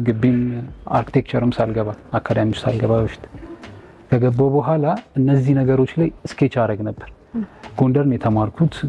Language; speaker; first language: Amharic; native; Amharic